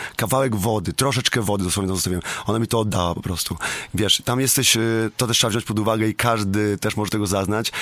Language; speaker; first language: Polish; native; Polish